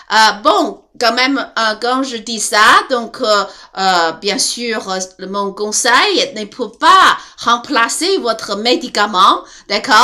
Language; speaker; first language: French; non-native, learner; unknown